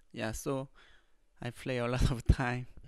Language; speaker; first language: English; non-native, learner; Korean